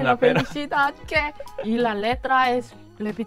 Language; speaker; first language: Spanish; non-native, learner; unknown